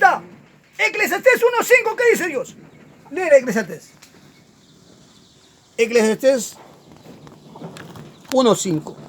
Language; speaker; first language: Spanish; native; Spanish